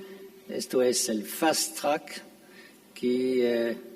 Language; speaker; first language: Spanish; non-native, fluent; French